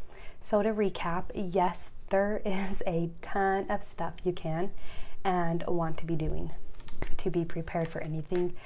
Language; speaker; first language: English; native; English